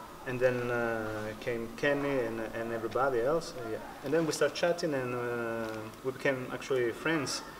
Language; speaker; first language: English; non-native, fluent; Italian